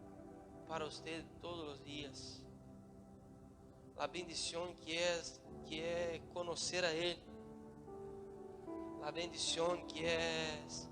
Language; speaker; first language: Spanish; non-native, learner; Portuguese